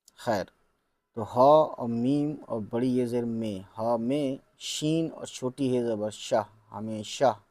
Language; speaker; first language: Hindi; native; Hindi